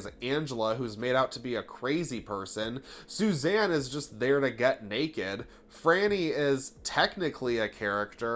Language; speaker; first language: English; native; English